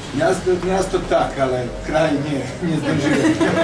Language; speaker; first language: Polish; non-native, fluent; Serbian